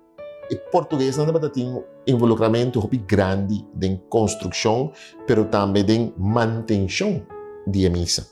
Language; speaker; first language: Portuguese; early bilingual, heritage; Portuguese